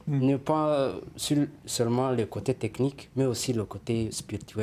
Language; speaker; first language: French; non-native, local second language; Kinyarwanda